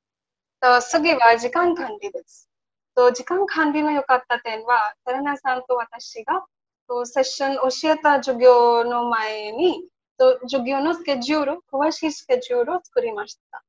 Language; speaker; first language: Japanese; non-native, learner; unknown